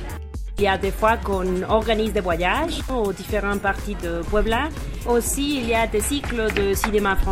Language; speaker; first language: French; non-native, learner; Spanish